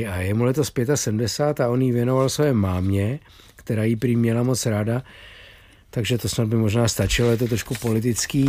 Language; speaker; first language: Czech; native; Czech